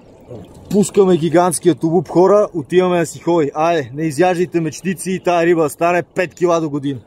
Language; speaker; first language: Bulgarian; native; Bulgarian